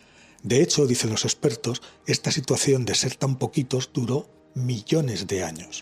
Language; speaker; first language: Spanish; native; Spanish